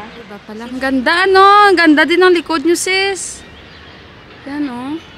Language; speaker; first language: Filipino; native; Filipino